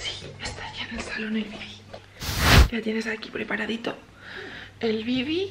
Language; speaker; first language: Spanish; native; Spanish